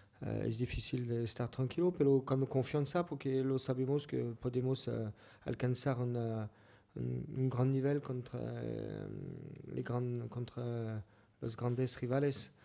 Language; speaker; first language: Spanish; non-native, fluent; French